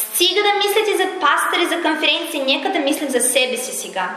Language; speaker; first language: Bulgarian; non-native, learner; Russian